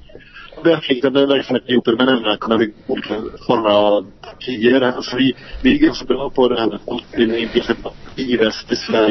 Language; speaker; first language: Swedish; native; Swedish